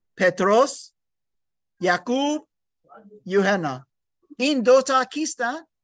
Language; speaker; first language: Persian; non-native, learner; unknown